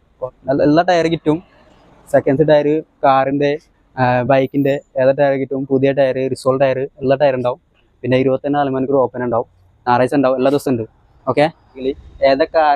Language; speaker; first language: Malayalam; non-native, local second language; Hindi